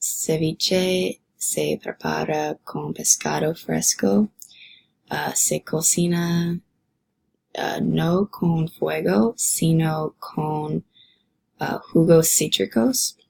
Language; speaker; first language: Spanish; non-native, learner; English